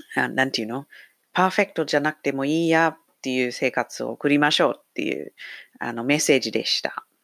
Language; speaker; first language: Japanese; non-native, fluent; English